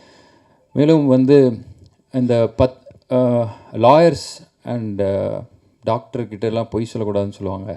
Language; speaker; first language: Tamil; native; Tamil